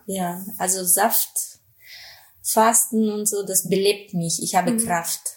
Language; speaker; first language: German; non-native, fluent; Russian